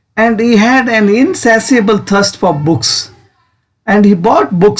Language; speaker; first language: English; non-native, local second language; Kannada